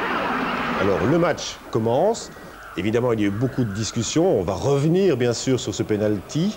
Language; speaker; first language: French; native; French